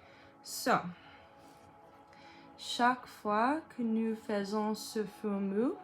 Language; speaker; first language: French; non-native, learner; English